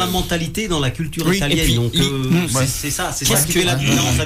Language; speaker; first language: French; native; French